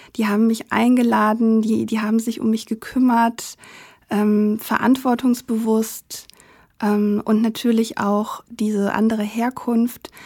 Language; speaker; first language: German; native; German